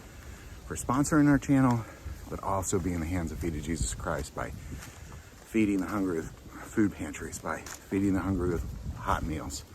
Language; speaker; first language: English; native; English